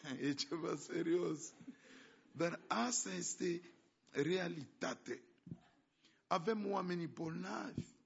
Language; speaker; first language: Romanian; non-native, fluent; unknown